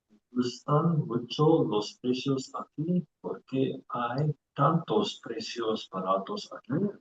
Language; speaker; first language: Spanish; non-native, learner; English